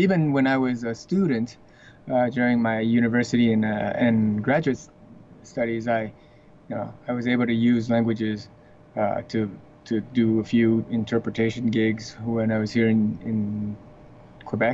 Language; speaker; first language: English; early bilingual, other home language; Chinese